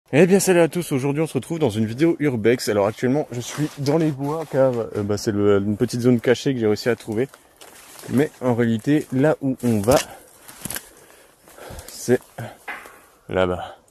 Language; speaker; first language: French; native; French